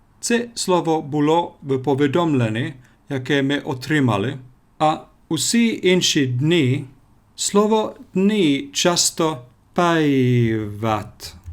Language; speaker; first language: Ukrainian; non-native, learner; Finnish